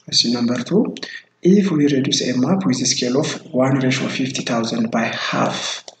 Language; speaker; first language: English; non-native, local second language; Amharic